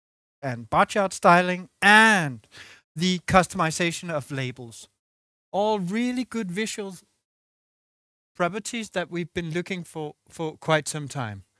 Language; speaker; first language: English; non-native, fluent; Danish